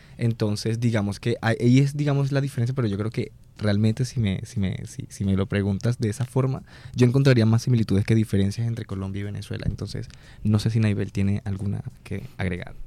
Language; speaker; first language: Spanish; native; Spanish